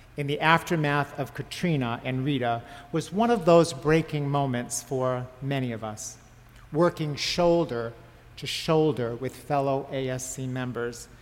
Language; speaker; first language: English; native; English